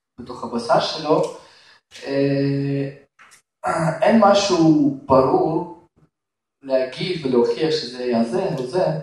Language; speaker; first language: Hebrew; non-native, fluent; Russian